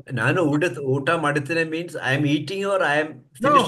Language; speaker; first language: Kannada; non-native, learner; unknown